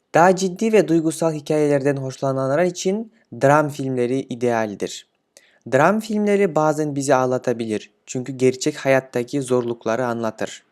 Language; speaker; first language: Turkish; non-native, fluent; Kyrgyz